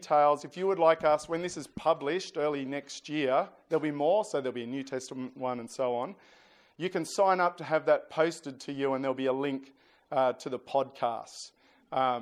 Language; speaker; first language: English; native; English